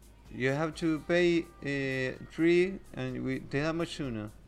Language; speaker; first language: English; non-native, learner; Spanish